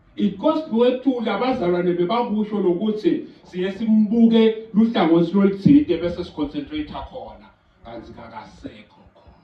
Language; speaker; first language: Zulu; non-native, local second language; Swati